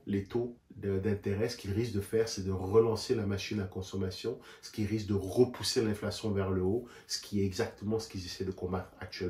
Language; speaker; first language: French; native; French